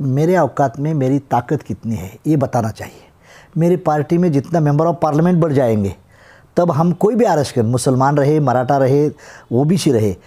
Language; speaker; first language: Hindi; non-native, local second language; Marathi